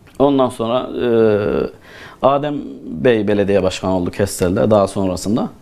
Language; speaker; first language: Turkish; native; Turkish